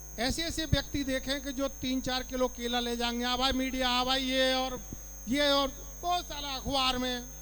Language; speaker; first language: Hindi; native; Hindi